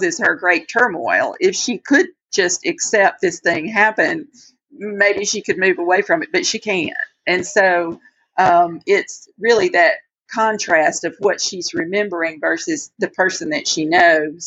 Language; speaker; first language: English; native; English